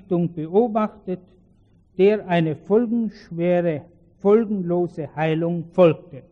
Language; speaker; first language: German; native; German